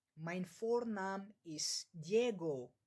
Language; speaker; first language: Dutch; non-native, learner; Arabic